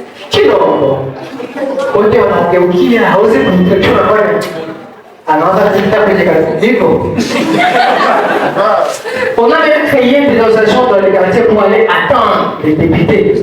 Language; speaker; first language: French; non-native, local second language; Swahili